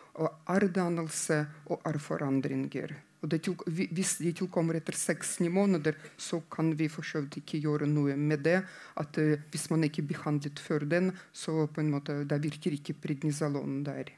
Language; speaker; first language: Norwegian; non-native, fluent; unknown